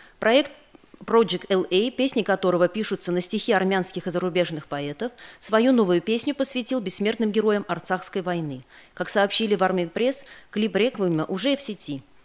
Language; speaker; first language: Russian; non-native, local second language; Armenian